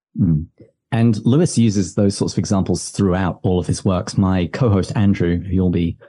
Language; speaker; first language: English; native; English